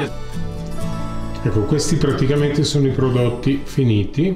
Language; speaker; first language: Italian; native; Italian